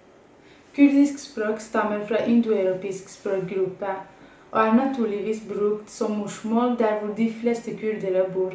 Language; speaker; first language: Norwegian; non-native, fluent; Kurdish